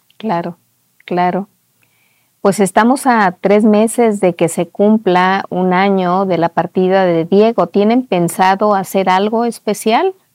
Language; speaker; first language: Spanish; native; Spanish